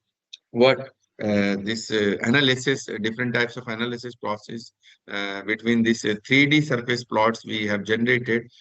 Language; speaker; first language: English; non-native, local second language; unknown